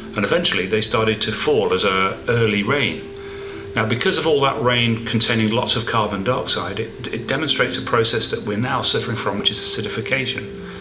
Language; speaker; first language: English; native; English